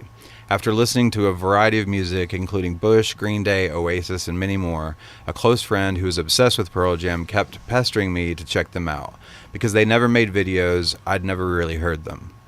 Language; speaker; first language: English; native; English